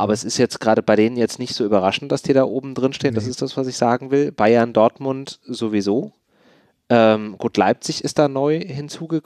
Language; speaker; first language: German; native; German